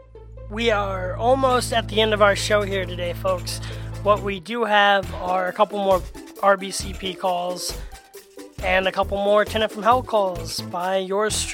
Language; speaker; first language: English; native; English